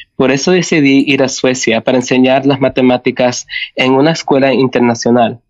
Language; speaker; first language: Spanish; early bilingual, other home language; English